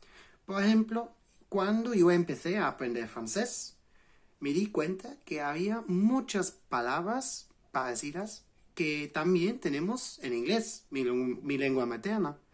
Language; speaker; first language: Spanish; non-native, fluent; English